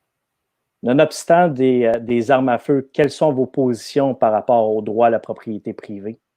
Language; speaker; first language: French; native; French